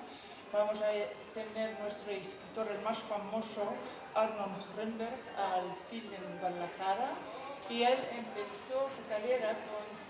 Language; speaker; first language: Spanish; non-native, fluent; Dutch